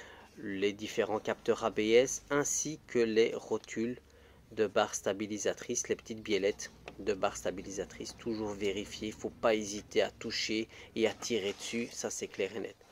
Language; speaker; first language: French; native; French